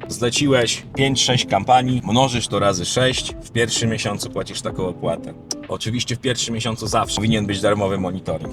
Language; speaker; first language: Polish; native; Polish